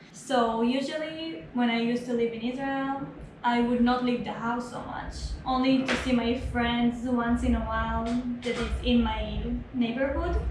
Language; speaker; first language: English; non-native, fluent; Hebrew